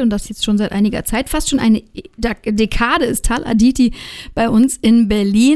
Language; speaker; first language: German; native; German